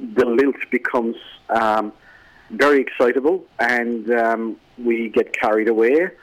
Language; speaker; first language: English; native; English